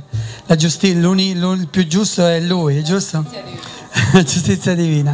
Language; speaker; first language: Italian; native; Italian